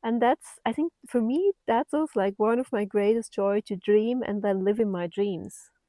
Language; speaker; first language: English; non-native, fluent; German